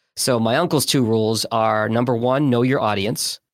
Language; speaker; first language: English; native; English